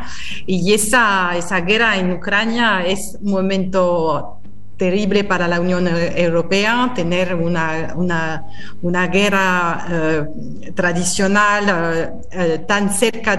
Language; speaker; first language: Spanish; non-native, fluent; French